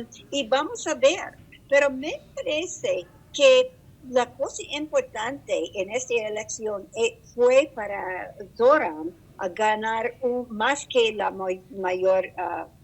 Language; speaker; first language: Spanish; non-native, learner; English